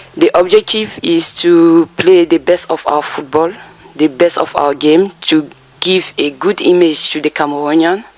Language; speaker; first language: English; non-native, local second language; French